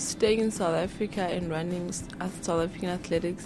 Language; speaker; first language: English; non-native, local second language; Southern Sotho